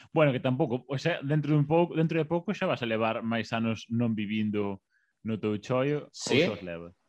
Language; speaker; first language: Galician; non-native, local second language; Spanish